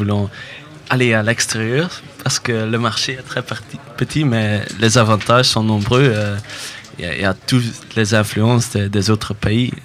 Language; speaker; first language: French; non-native, local second language; Dutch